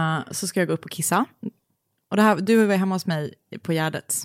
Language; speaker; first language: Swedish; native; Swedish